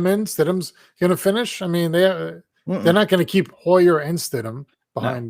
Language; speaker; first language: English; native; English